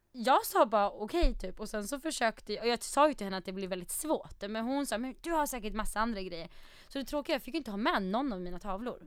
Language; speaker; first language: Swedish; early bilingual, other home language; Arabic